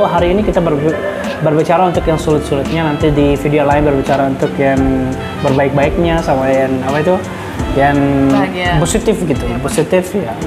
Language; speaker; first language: Indonesian; non-native, learner; Arabic